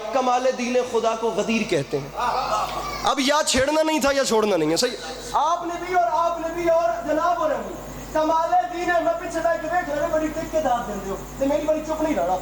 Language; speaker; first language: Urdu; non-native, local second language; Punjabi